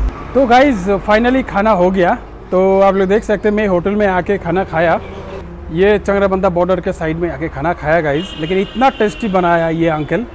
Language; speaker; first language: Hindi; non-native, local second language; Bangla